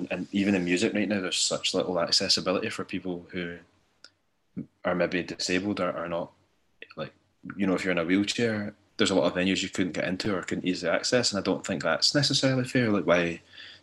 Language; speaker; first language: English; native; English